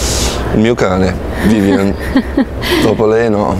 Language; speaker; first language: Italian; non-native, fluent; English